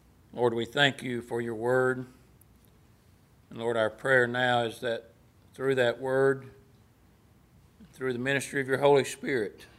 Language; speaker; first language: English; native; English